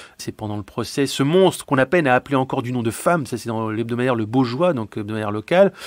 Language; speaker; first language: French; native; French